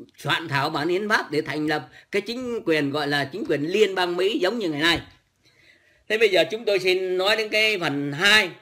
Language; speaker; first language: Vietnamese; native; Vietnamese